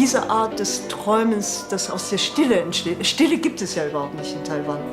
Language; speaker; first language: German; non-native, fluent; Chinese